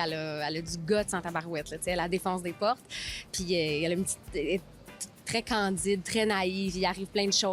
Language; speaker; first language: French; native; French